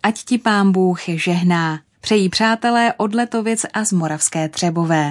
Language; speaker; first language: Czech; native; Czech